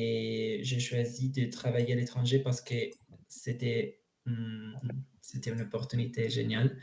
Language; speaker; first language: French; non-native, learner; Italian